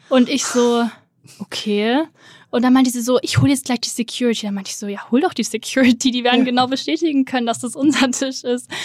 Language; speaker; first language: German; native; German